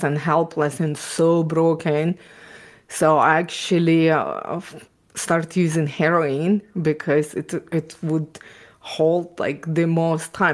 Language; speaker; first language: English; non-native, fluent; Ukrainian